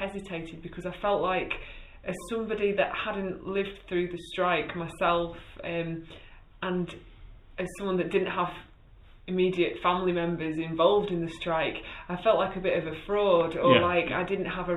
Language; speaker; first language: English; native; English